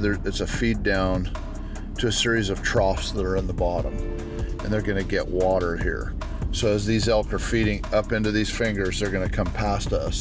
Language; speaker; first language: English; native; English